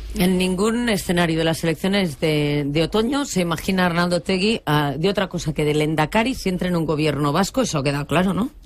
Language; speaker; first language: Spanish; non-native, local second language; Catalan